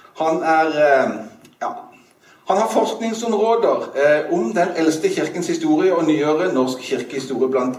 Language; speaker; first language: Norwegian; native; Norwegian